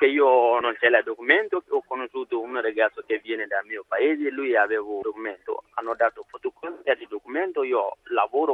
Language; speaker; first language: Italian; non-native, learner; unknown